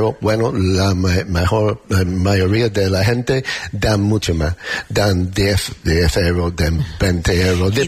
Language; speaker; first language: Spanish; non-native, learner; English